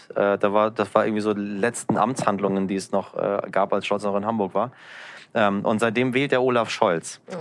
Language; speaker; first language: German; early bilingual, other home language; Persian